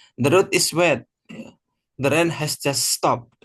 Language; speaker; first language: English; non-native, fluent; Indonesian